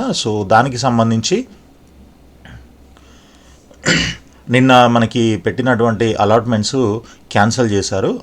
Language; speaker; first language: Telugu; native; Telugu